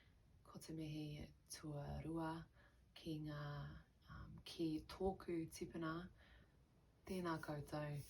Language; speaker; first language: Māori; non-native, local second language; English